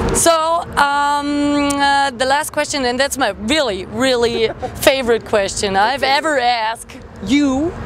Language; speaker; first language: English; non-native, fluent; German